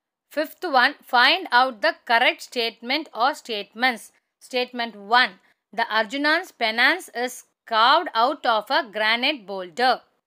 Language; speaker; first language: English; non-native, local second language; Tamil